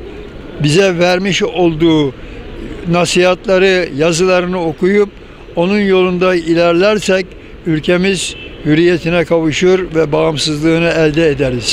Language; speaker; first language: Turkish; native; Turkish